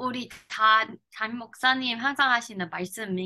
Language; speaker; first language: Korean; non-native, learner; Chinese